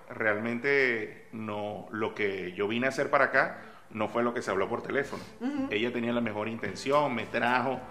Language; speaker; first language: Spanish; native; Spanish